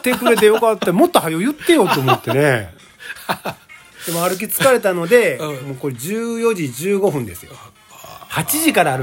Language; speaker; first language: Japanese; native; Japanese